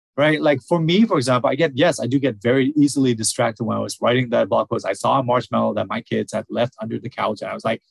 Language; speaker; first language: English; early bilingual, other home language; Vietnamese